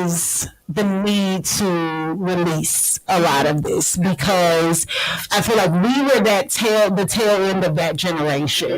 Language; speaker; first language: English; native; English